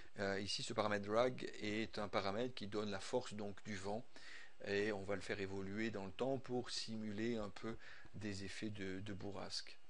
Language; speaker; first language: French; native; French